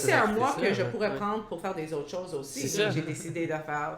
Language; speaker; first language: French; non-native, local second language; English